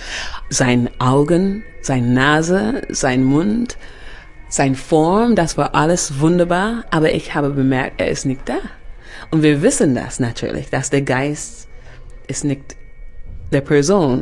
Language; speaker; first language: German; non-native, fluent; English